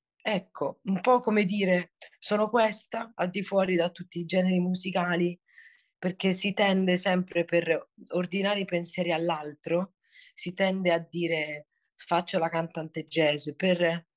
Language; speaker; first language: Italian; native; Italian